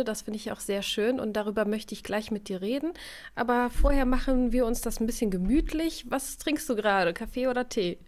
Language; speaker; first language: German; native; German